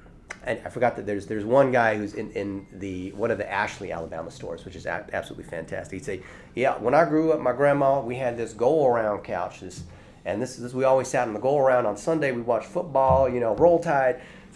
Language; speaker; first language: English; early bilingual, other home language; Chinese